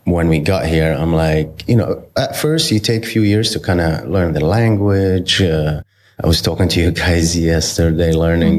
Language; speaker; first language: English; non-native, fluent; Arabic